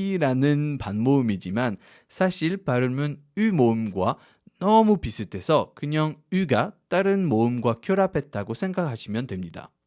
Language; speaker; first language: Korean; non-native, fluent; French